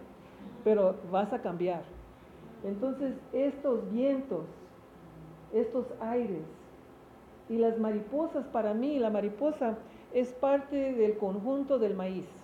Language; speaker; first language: Spanish; early bilingual, heritage; English